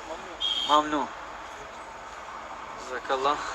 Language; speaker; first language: Arabic; non-native, learner; Tajik